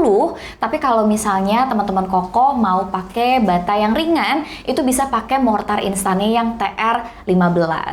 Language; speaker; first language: Indonesian; native; Indonesian